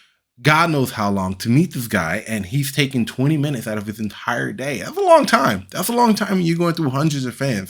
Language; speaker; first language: English; native; English